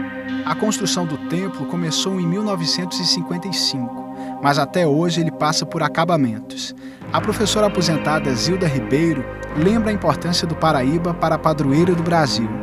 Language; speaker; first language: Portuguese; native; Portuguese